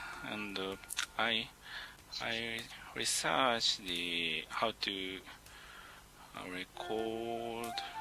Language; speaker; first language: English; non-native, learner; Japanese